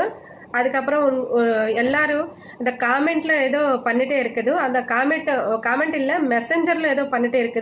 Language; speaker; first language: Tamil; non-native, learner; Telugu